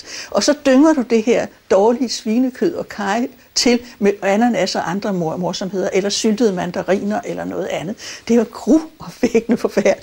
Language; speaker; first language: Danish; native; Danish